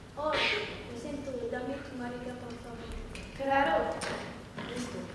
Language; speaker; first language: Spanish; non-native, learner; French